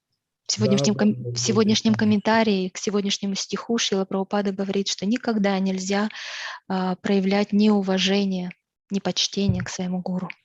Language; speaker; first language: Russian; native; Russian